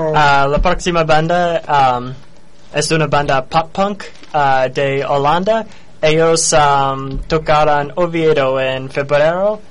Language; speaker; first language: Spanish; non-native, learner; English